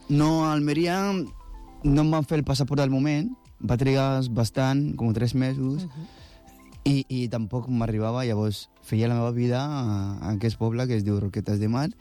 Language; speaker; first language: Catalan; non-native, fluent; Akan